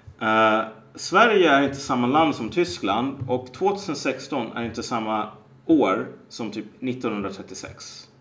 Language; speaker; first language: Swedish; native; Swedish